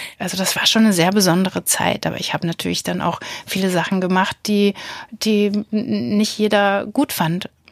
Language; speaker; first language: German; native; German